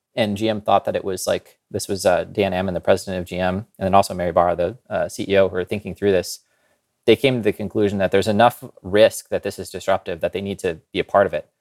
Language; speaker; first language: English; native; English